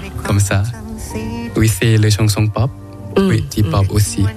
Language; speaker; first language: French; non-native, learner; Thai